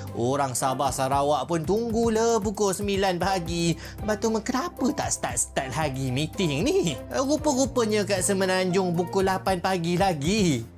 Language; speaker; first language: Malay; native; Malay